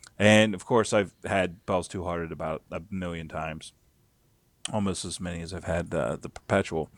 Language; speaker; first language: English; native; English